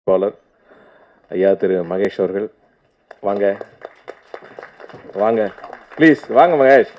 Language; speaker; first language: Tamil; native; Tamil